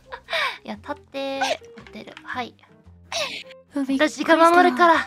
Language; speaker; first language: Japanese; non-native, learner; English